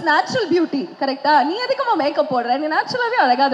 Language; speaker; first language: Tamil; native; Tamil